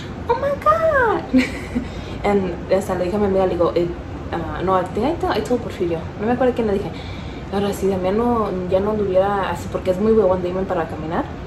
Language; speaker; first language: Spanish; early bilingual, heritage; Spanish